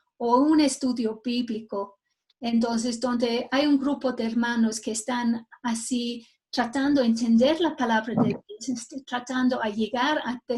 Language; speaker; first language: Spanish; non-native, fluent; English